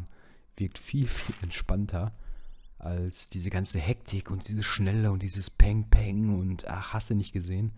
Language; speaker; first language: German; native; German